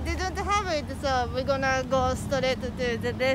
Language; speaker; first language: English; non-native, learner; Japanese